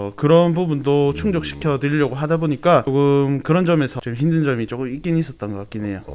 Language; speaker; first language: Korean; native; Korean